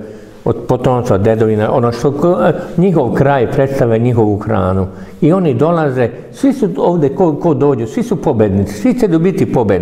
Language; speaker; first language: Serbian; non-native, local second language; Hungarian